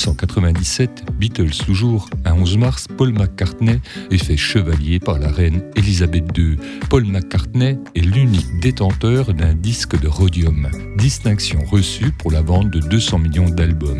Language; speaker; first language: French; native; French